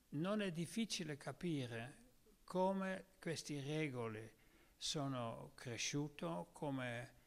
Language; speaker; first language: Italian; non-native, learner; Dutch